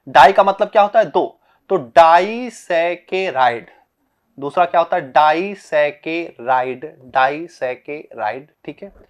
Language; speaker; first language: Hindi; native; Hindi